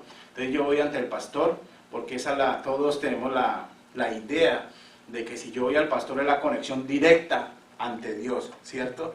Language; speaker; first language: Spanish; native; Spanish